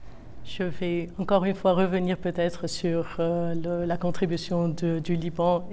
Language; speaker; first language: French; non-native, local second language; Arabic